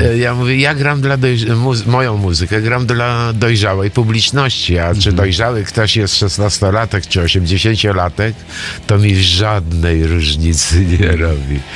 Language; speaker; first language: Polish; early bilingual, other home language; Greek